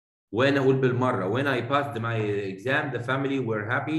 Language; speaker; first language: English; non-native, fluent; Arabic